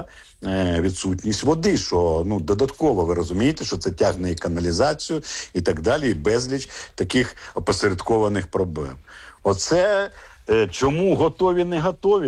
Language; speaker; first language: Ukrainian; native; Ukrainian